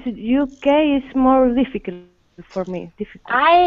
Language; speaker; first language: English; non-native, learner; Spanish